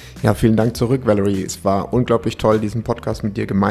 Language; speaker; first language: German; native; German